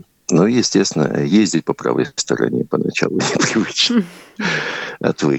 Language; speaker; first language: Russian; native; Russian